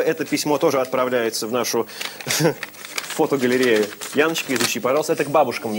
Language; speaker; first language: Russian; native; Russian